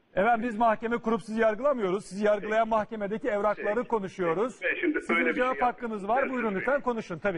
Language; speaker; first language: Turkish; native; Turkish